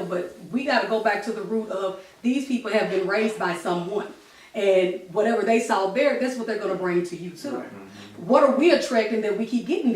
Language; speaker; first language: English; native; English